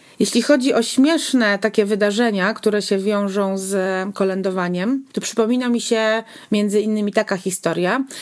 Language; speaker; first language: Polish; native; Polish